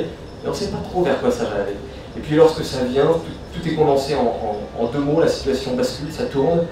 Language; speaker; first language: French; native; French